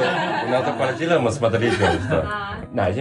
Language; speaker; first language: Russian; non-native, learner; Chinese